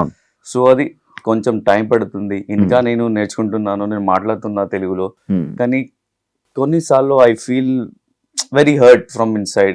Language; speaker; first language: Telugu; non-native, learner; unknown